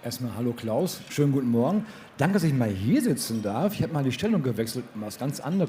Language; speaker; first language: German; native; German